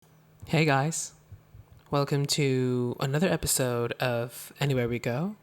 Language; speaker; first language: English; non-native, local second language; Filipino